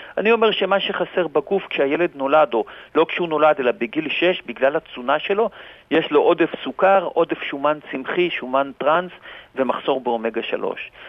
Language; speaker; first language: Hebrew; native; Hebrew